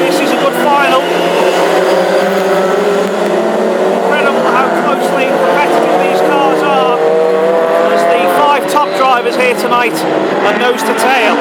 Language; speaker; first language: English; native; English